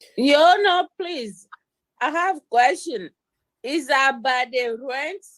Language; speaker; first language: English; non-native, learner; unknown